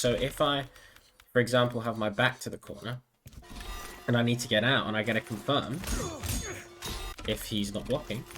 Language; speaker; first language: English; native; English